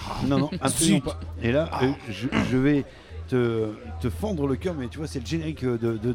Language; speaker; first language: French; native; French